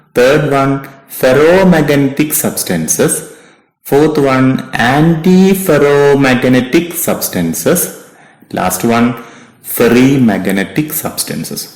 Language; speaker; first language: English; non-native, local second language; Malayalam